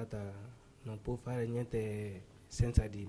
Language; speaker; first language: Italian; non-native, learner; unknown